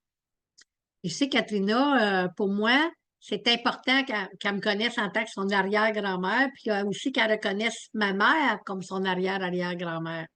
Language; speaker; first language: French; native; French